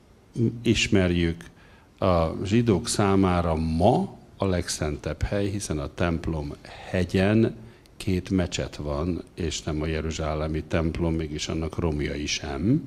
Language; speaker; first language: Hungarian; native; Hungarian